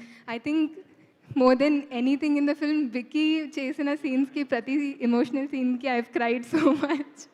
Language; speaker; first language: Telugu; non-native, fluent; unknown